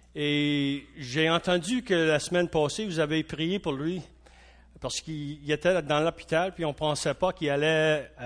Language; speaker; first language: French; non-native, local second language; English